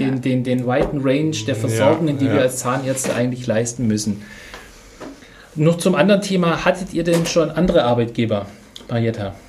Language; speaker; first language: German; native; German